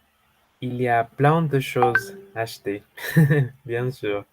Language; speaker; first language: French; non-native, fluent; Spanish